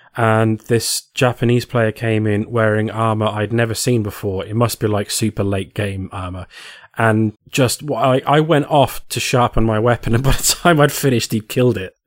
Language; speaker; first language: English; native; English